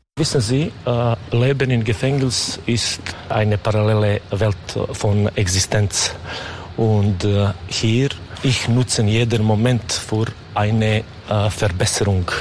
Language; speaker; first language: German; non-native, learner; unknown